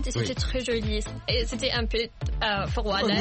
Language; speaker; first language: French; non-native, local second language; Arabic